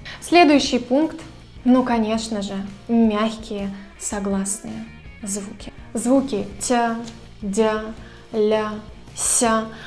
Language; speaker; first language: Russian; native; Russian